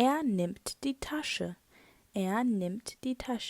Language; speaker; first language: German; non-native, fluent; Turkish